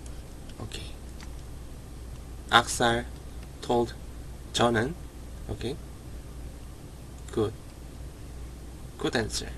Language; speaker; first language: English; non-native, learner; Korean